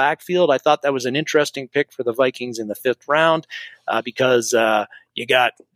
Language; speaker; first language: English; native; English